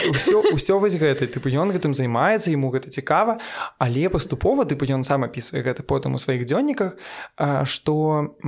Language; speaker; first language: Belarusian; non-native, local second language; Russian